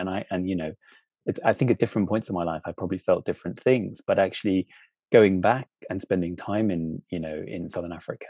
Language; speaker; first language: English; native; English